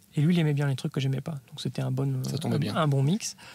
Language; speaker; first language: French; native; French